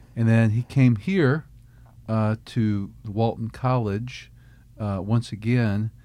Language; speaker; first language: English; native; English